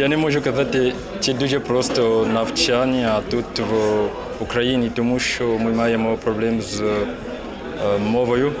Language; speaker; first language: Ukrainian; non-native, learner; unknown